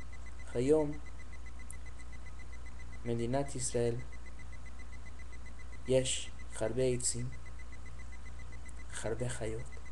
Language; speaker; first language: Hebrew; non-native, learner; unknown